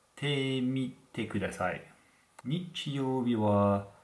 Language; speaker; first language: Japanese; non-native, learner; French